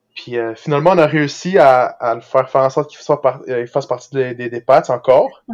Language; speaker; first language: French; early bilingual, other home language; Portuguese